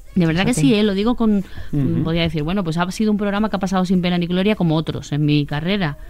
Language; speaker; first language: Spanish; native; Spanish